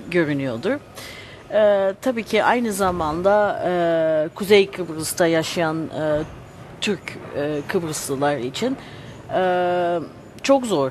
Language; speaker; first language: Turkish; early bilingual, heritage; Turkish